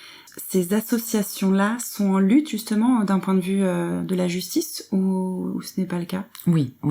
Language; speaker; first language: French; native; French